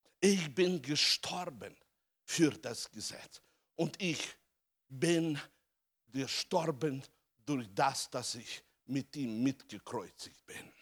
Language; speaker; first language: German; non-native, fluent; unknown